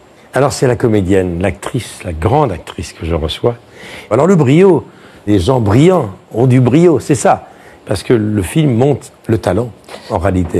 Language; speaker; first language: French; native; French